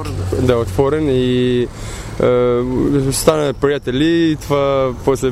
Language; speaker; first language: Bulgarian; non-native, learner; Albanian